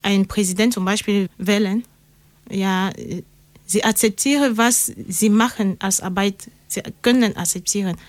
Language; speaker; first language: German; non-native, learner; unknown